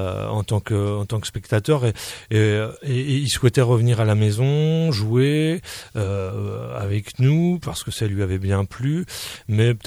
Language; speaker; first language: French; native; French